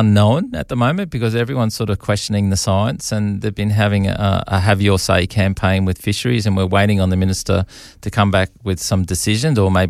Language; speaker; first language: English; native; English